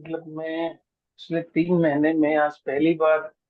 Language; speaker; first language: Hindi; native; Hindi